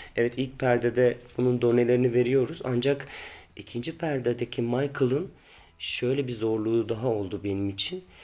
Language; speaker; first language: Turkish; native; Turkish